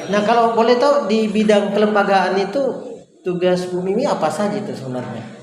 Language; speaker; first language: Indonesian; native; Indonesian